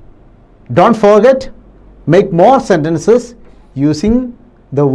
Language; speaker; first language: English; non-native, local second language; Malayalam